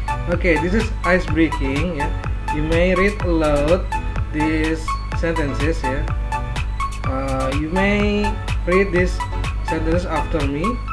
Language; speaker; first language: English; non-native, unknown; Indonesian